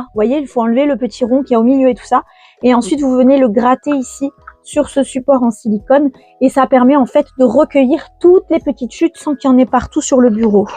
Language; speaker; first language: French; native; French